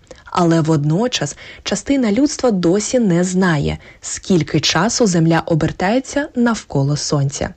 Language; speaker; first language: Ukrainian; native; Ukrainian